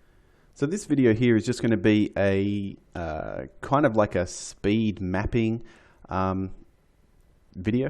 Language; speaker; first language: English; native; English